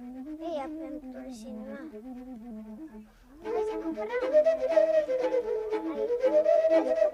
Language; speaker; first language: Romanian; early bilingual, heritage; Romanian